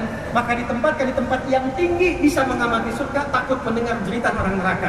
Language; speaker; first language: Indonesian; native; Indonesian